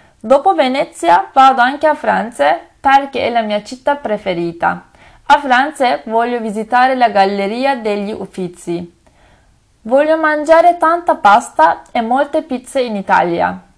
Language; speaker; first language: Italian; non-native, learner; Turkish